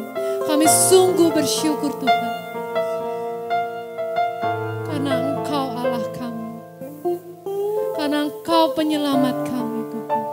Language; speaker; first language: Indonesian; native; Indonesian